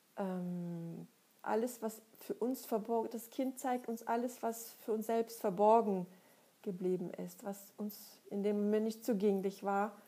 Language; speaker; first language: German; non-native, fluent; Russian